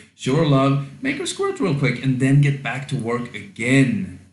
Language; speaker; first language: English; non-native, fluent; Swedish